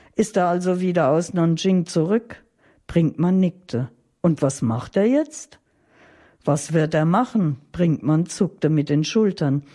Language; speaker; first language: German; native; German